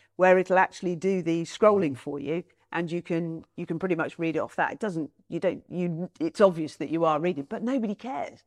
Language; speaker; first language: English; native; English